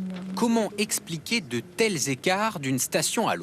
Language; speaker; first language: French; native; French